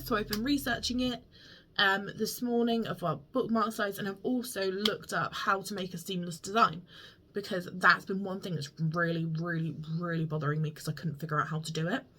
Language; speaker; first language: English; native; English